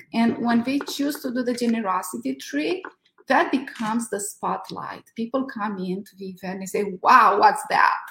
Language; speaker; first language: English; non-native, fluent; Romanian